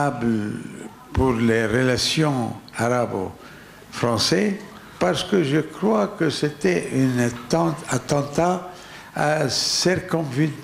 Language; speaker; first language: French; non-native, learner; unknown